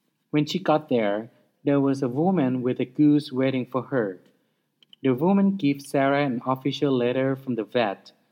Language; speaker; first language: English; non-native, fluent; Thai